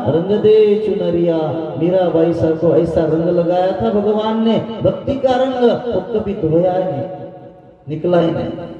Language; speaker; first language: Hindi; non-native, local second language; Marathi